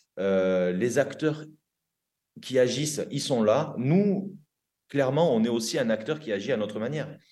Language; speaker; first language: French; native; French